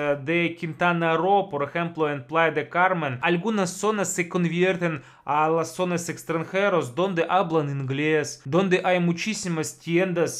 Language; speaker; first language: Spanish; non-native, fluent; Russian